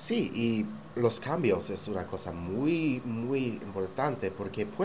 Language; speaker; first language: Spanish; non-native, learner; English